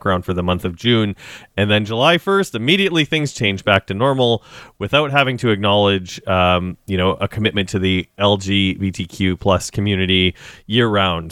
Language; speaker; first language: English; native; English